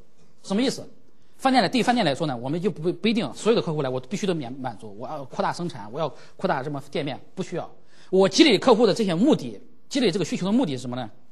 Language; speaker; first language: Chinese; native; Chinese